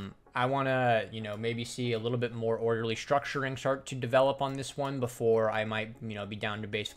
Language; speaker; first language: English; native; English